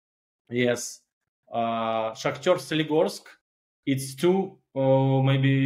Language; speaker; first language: English; non-native, learner; Belarusian